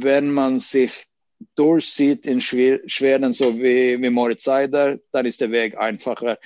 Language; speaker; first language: German; non-native, fluent; Swedish